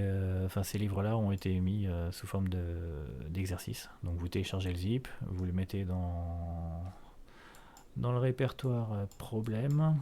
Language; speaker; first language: French; native; French